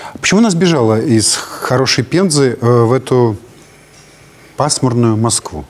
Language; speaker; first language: Russian; native; Russian